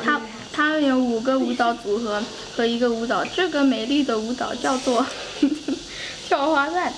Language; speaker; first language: Chinese; early bilingual, heritage; Chinese